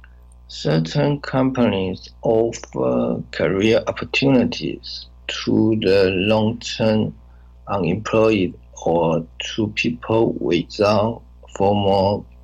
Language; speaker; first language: English; non-native, learner; Chinese